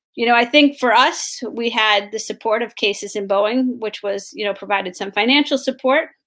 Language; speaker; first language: English; native; English